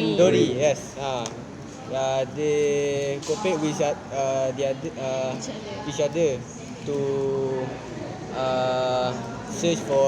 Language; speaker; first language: English; non-native, learner; Malay